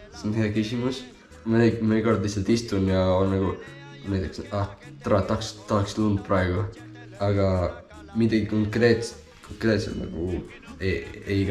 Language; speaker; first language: Estonian; non-native, fluent; Spanish